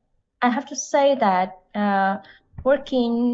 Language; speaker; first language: English; non-native, learner; Vietnamese